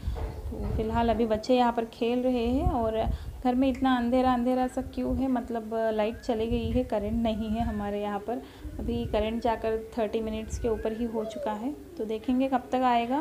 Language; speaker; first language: Hindi; native; Hindi